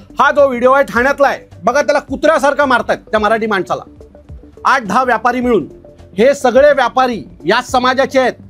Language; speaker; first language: Marathi; native; Marathi